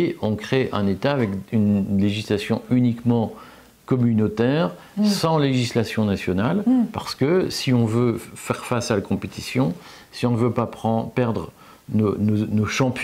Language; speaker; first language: French; native; French